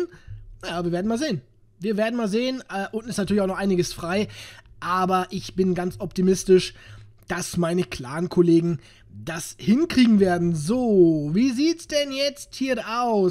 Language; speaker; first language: German; native; German